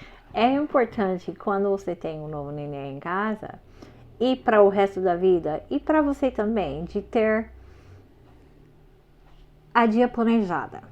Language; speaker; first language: Portuguese; non-native, fluent; English